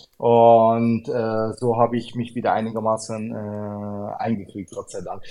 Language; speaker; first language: German; early bilingual, other home language; Arabic